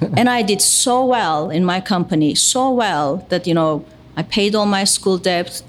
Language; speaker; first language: English; non-native, fluent; Turkish